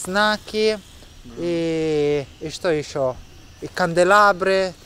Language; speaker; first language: Russian; non-native, fluent; Italian